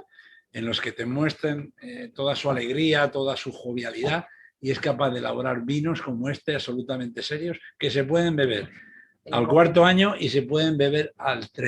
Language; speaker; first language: Spanish; native; Spanish